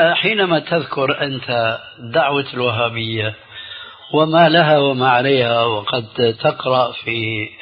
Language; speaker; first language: Arabic; early bilingual, other home language; Albanian